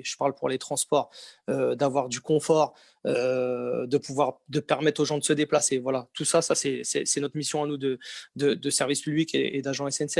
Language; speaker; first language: French; native; French